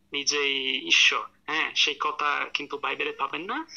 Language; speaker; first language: Bangla; non-native, fluent; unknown